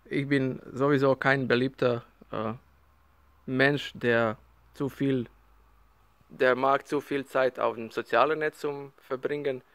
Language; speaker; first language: German; non-native, learner; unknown